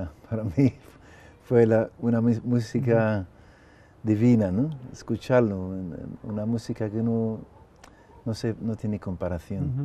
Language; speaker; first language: Spanish; non-native, fluent; English